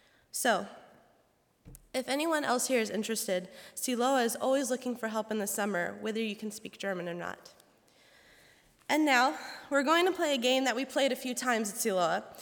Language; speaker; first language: English; native; English